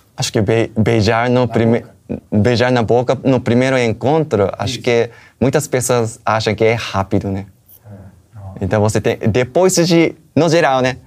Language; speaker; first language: Portuguese; non-native, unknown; Japanese